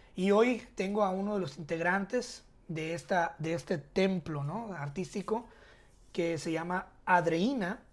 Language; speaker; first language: Spanish; early bilingual, heritage; Spanish